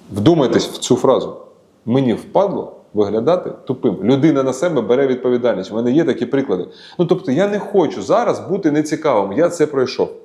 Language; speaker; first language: Ukrainian; non-native, local second language; Russian